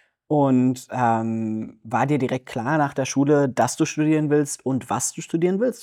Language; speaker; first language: German; native; German